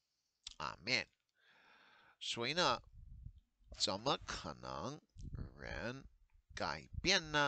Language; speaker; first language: Cantonese; non-native, learner; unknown